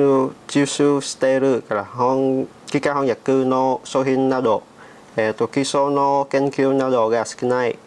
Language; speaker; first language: Japanese; non-native, learner; Vietnamese